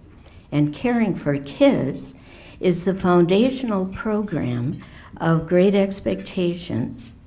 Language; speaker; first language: English; native; English